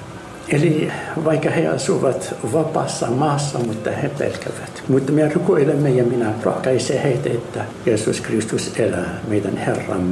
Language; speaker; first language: Finnish; non-native, fluent; Arabic